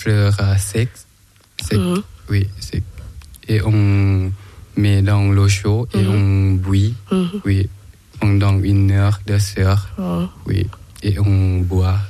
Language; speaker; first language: French; non-native, learner; Thai